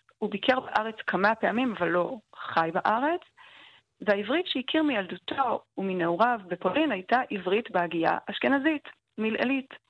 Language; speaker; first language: Hebrew; native; Hebrew